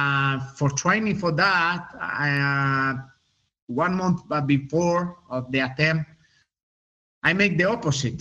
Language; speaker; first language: English; non-native, learner; Spanish